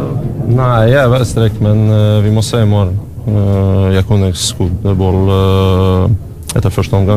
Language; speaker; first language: Norwegian; non-native, learner; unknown